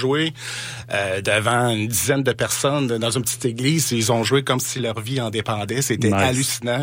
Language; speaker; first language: French; native; French